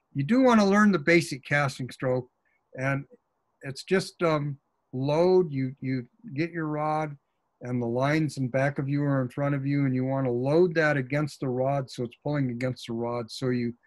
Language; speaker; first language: English; native; English